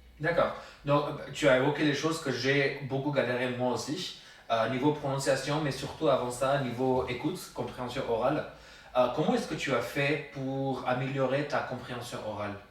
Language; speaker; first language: French; non-native, fluent; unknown